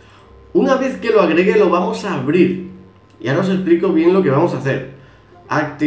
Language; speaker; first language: Spanish; native; Spanish